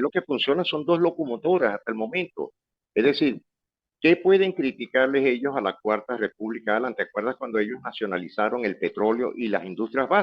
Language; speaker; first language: Spanish; native; Spanish